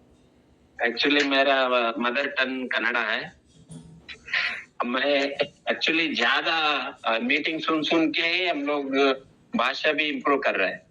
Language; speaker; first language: Hindi; non-native, local second language; Kannada